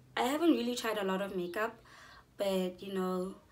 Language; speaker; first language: English; non-native, local second language; Zulu